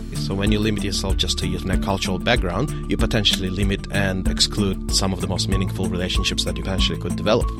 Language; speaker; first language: English; non-native, fluent; Russian